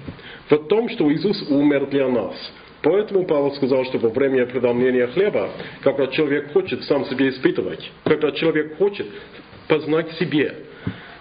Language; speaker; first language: Russian; non-native, fluent; English